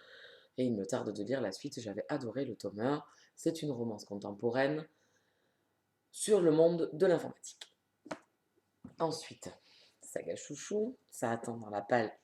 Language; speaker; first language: French; native; French